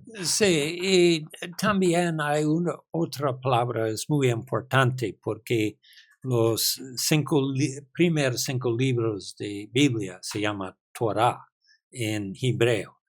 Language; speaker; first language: Spanish; non-native, learner; English